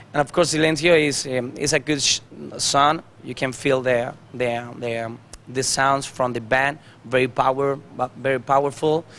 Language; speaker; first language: English; non-native, learner; Spanish